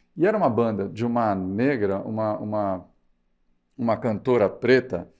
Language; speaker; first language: Portuguese; early bilingual, other home language; Spanish